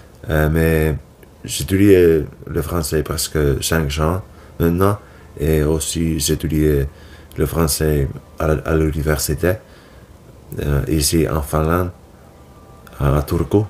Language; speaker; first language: French; non-native, learner; Finnish